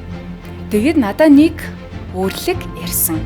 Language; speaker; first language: Mongolian; non-native, learner; Russian